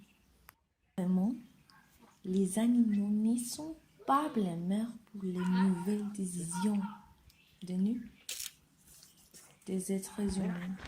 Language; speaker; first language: French; non-native, learner; Spanish